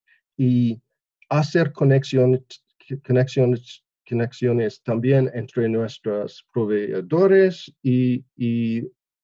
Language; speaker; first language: Spanish; non-native, learner; English